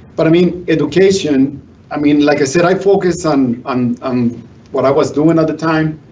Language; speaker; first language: English; non-native, fluent; Spanish